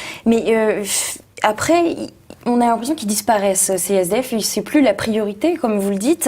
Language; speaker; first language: French; native; French